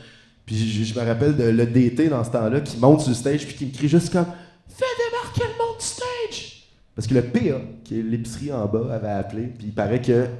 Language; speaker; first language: French; native; French